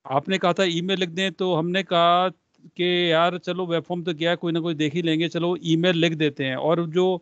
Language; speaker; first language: Hindi; non-native, local second language; Punjabi